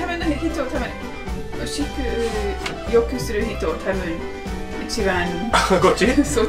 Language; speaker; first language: Japanese; non-native, learner; English